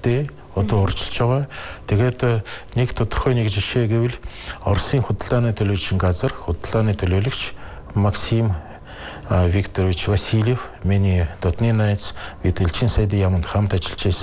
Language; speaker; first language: Mongolian; non-native, fluent; Russian